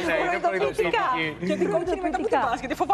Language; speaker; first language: Greek; native; Greek